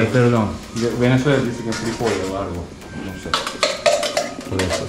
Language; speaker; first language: Spanish; non-native, learner; Japanese